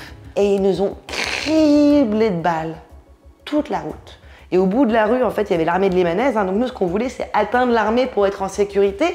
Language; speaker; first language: French; native; French